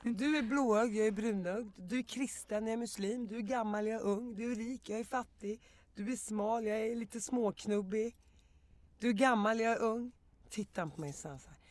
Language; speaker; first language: Swedish; early bilingual, other home language; Arabic